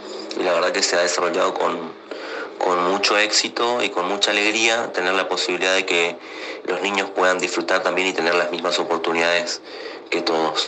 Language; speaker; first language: Spanish; native; Spanish